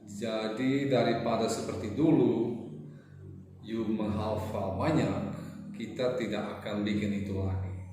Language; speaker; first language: Indonesian; non-native, fluent; English